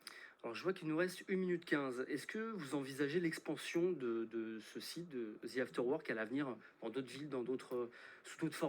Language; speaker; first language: French; native; French